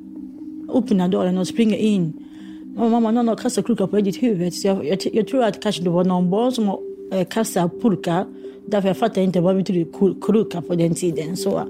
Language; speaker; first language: Swedish; non-native, learner; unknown